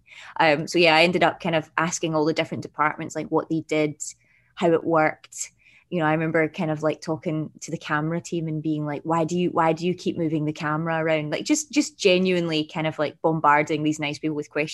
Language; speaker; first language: English; native; English